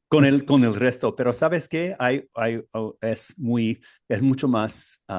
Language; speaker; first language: Spanish; non-native, learner; English